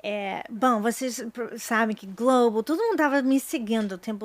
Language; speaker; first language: Portuguese; non-native, fluent; English